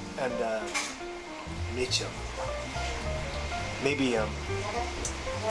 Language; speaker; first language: English; non-native, fluent; Japanese